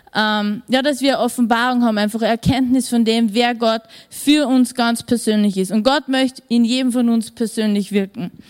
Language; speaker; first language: German; native; German